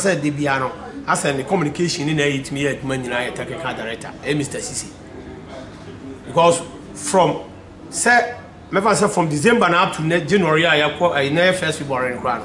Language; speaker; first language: English; non-native, local second language; Akan